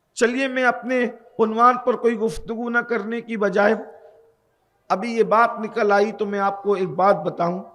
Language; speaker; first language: Urdu; native; Urdu